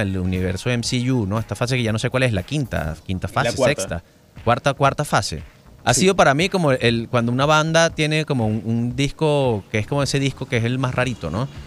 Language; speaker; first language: Spanish; native; Spanish